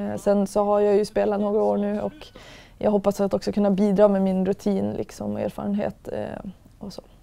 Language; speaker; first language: Swedish; native; Swedish